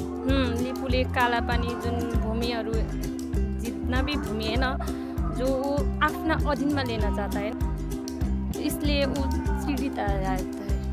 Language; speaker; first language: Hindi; non-native, learner; Nepali